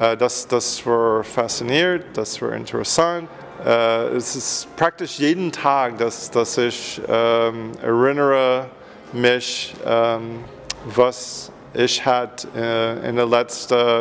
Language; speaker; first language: German; non-native, learner; English